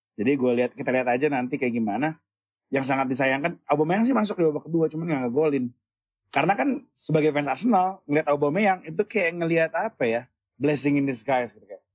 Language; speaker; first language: Indonesian; native; Indonesian